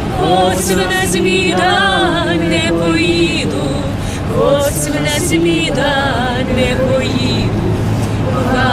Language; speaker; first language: Ukrainian; native; Ukrainian